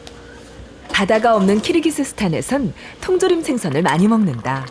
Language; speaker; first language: Korean; native; Korean